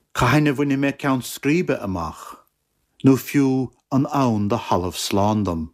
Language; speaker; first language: Irish; native; Irish